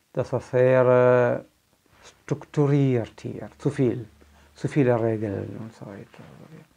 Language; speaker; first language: German; non-native, fluent; Malayalam